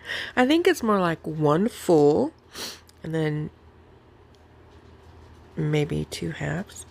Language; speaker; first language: English; native; English